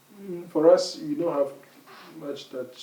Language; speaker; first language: English; non-native, local second language; Akan